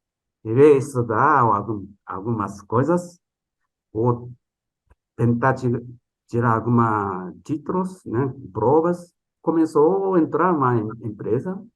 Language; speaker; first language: Portuguese; non-native, fluent; Japanese